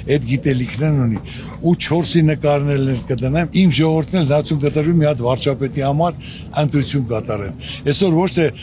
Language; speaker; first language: Armenian; native; Armenian